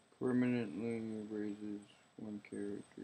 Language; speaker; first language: English; native; English